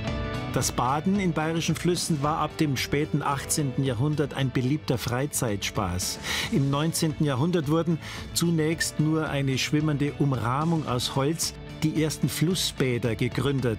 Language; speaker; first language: German; native; German